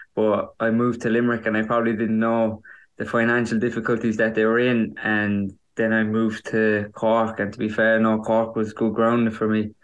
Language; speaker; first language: English; native; English